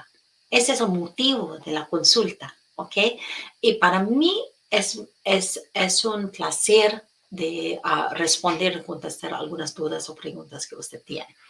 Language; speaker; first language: Spanish; non-native, fluent; English